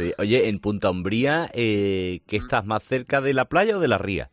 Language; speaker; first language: Spanish; native; Spanish